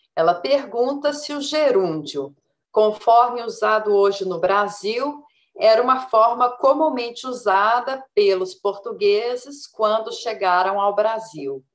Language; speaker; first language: Portuguese; native; Portuguese